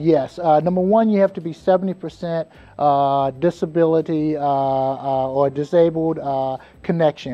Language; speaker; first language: English; native; English